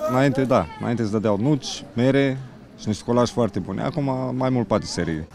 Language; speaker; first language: Romanian; native; Romanian